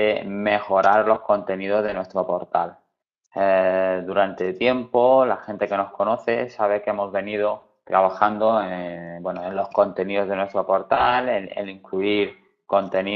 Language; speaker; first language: Spanish; native; Spanish